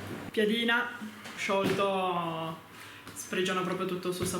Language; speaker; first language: Italian; native; Italian